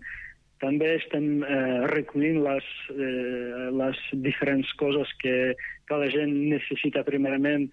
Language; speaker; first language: Catalan; non-native, fluent; Ukrainian